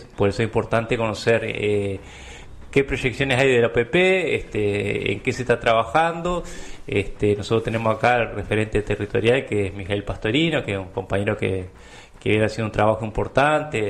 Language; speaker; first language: Spanish; native; Spanish